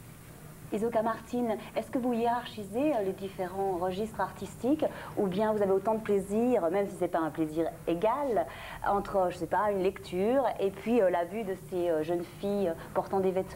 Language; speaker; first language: French; native; French